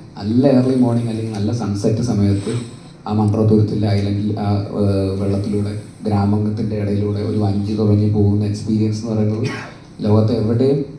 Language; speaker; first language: Malayalam; native; Malayalam